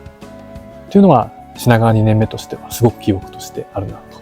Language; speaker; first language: Japanese; native; Japanese